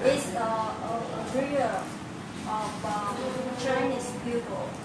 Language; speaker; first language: English; non-native, learner; Vietnamese